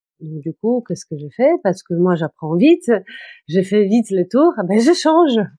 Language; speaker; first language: French; non-native, fluent; Polish